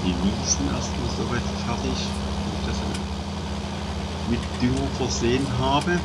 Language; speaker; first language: German; native; German